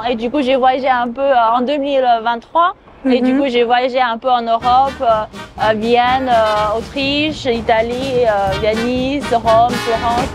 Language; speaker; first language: French; non-native, fluent; Chinese